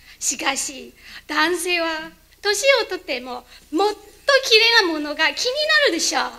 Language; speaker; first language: Japanese; non-native, learner; Chinese